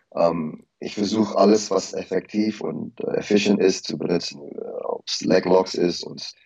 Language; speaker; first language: German; early bilingual, heritage; Indonesian